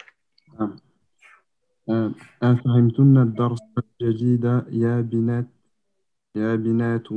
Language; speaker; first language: Arabic; non-native, learner; French